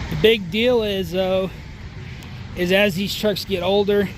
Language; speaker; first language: English; native; English